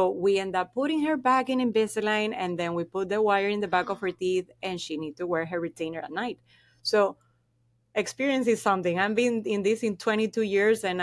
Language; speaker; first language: English; non-native, fluent; Spanish